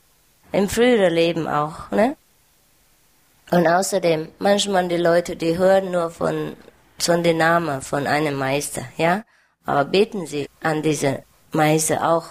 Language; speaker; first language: German; non-native, learner; Vietnamese